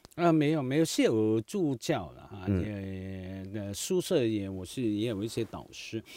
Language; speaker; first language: Chinese; non-native, local second language; Cantonese